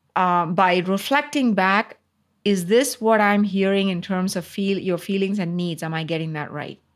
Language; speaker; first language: English; non-native, local second language; Tamil